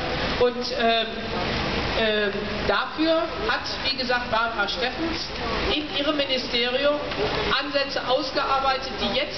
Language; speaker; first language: German; native; German